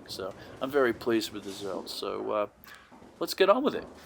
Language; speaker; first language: English; native; English